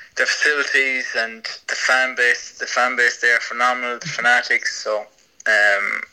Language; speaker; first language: English; native; English